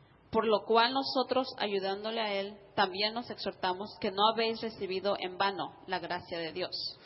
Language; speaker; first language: Spanish; native; Spanish